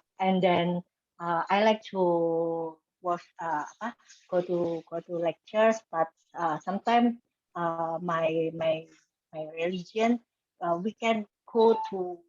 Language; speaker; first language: English; non-native, learner; Indonesian